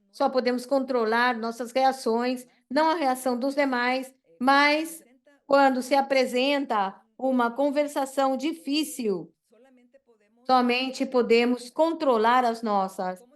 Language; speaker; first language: Portuguese; non-native, fluent; Spanish